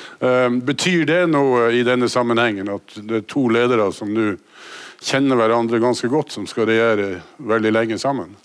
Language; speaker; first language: Norwegian; native; Norwegian